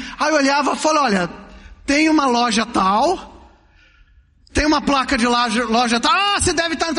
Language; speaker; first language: Portuguese; early bilingual, other home language; English